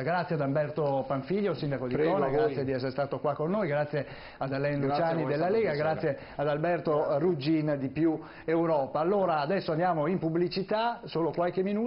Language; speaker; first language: Italian; native; Italian